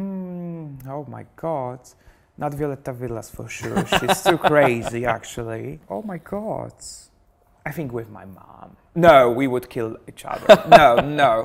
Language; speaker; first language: English; non-native, fluent; Polish